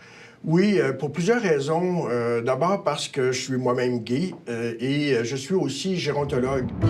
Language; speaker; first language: French; native; French